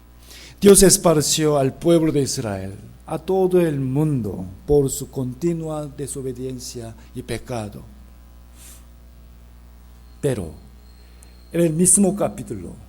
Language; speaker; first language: Spanish; non-native, fluent; Korean